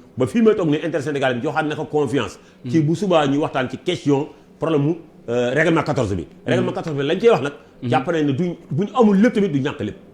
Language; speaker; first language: Wolof; native; Wolof